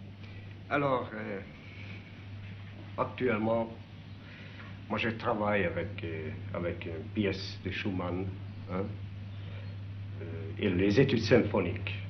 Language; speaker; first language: French; non-native, fluent; Hungarian